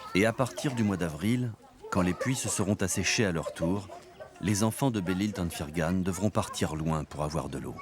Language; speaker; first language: French; native; French